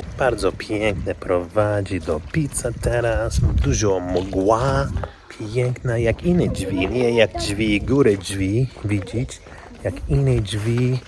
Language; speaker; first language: Polish; non-native, learner; English